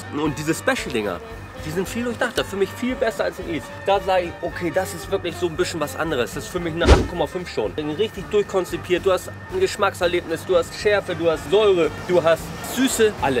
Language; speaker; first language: German; native; German